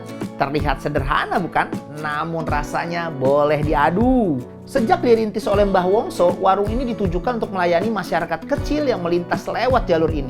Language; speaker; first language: Indonesian; native; Indonesian